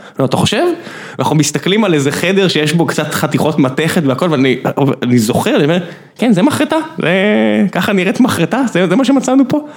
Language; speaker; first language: Hebrew; native; Hebrew